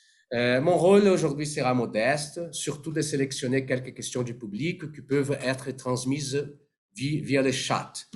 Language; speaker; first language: French; non-native, fluent; Portuguese